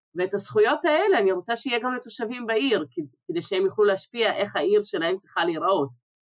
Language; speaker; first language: Hebrew; early bilingual, other home language; Russian